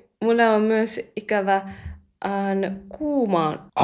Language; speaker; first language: Finnish; non-native, learner; Japanese